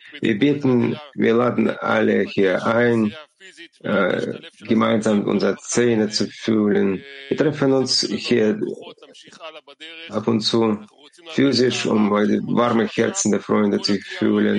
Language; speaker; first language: German; non-native, learner; Russian